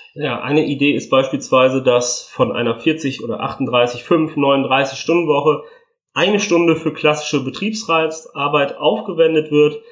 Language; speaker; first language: German; early bilingual, other home language; Italian